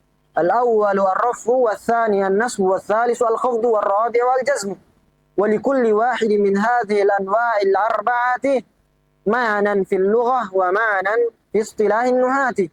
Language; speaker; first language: Arabic; non-native, fluent; Indonesian